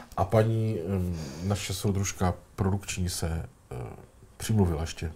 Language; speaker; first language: Czech; native; Czech